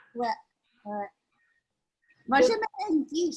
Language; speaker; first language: French; non-native, learner; English